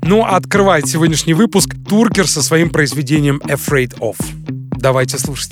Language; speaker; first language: Russian; native; Russian